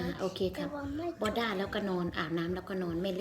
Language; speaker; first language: Thai; native; Thai